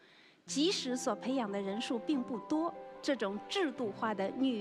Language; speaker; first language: Chinese; native; Chinese